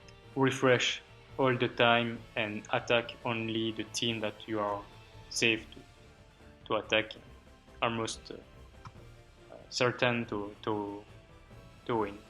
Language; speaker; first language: English; non-native, learner; French